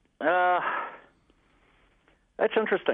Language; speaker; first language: English; native; English